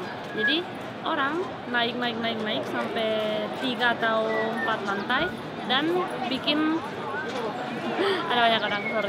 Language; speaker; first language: Indonesian; non-native, learner; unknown